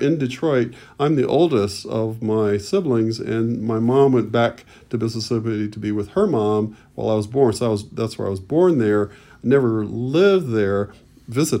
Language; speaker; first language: English; native; English